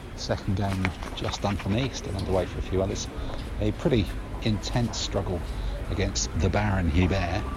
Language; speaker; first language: English; native; English